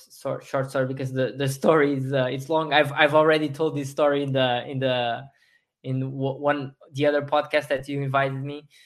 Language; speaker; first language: English; non-native, fluent; Portuguese